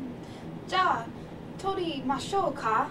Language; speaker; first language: Japanese; non-native, learner; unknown